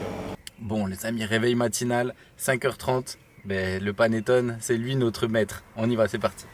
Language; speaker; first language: French; native; French